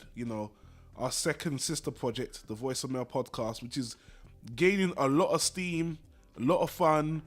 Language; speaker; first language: English; native; English